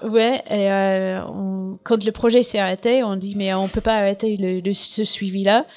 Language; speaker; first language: French; non-native, fluent; English